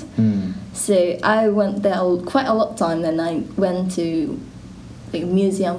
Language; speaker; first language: English; non-native, learner; Japanese